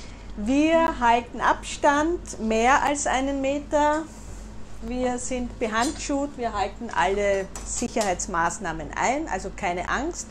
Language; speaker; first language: German; native; German